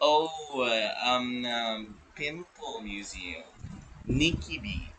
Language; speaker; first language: English; non-native, local second language; Filipino